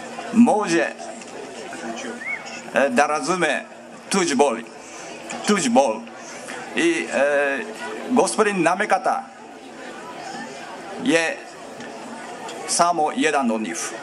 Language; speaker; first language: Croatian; non-native, learner; Japanese